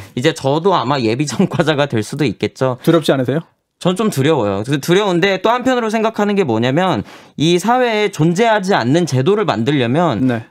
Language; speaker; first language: Korean; native; Korean